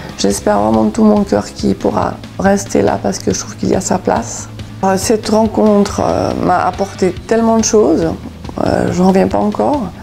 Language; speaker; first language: French; native; French